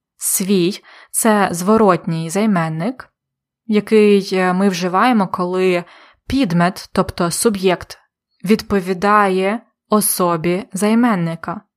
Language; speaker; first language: Ukrainian; native; Ukrainian